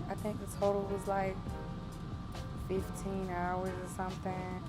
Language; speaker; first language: English; native; English